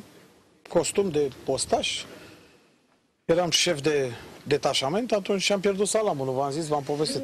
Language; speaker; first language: Romanian; native; Romanian